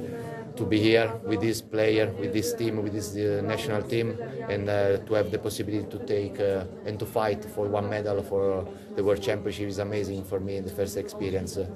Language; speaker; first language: English; non-native, fluent; Italian